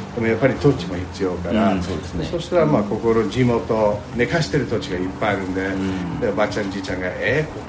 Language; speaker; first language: Japanese; non-native, fluent; English